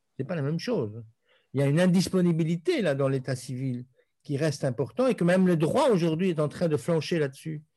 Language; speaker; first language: French; native; French